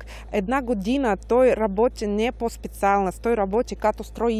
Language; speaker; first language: Bulgarian; non-native, learner; Russian